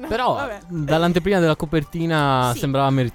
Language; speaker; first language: Italian; native; Italian